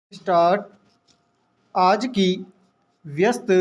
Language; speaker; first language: Hindi; native; Hindi